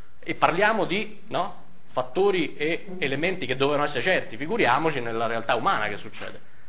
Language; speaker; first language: Italian; native; Italian